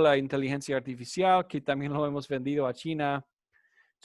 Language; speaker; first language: Spanish; non-native, fluent; English